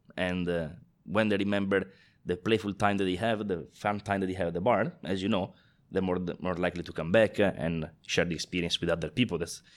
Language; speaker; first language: English; non-native, fluent; Italian